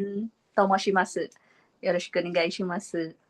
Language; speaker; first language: Japanese; non-native, learner; Filipino